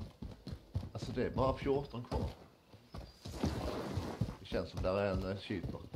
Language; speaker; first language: Swedish; native; Swedish